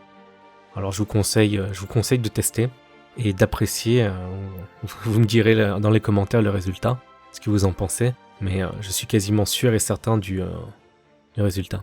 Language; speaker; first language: French; native; French